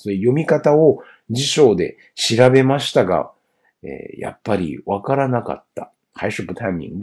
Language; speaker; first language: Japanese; non-native, fluent; Chinese